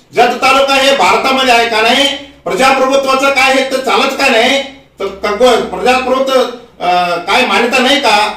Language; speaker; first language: Marathi; non-native, local second language; Kannada